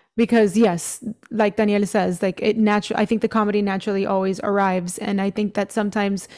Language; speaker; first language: English; early bilingual, other home language; Spanish